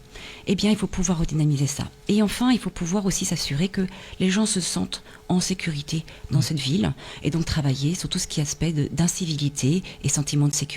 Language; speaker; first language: French; native; French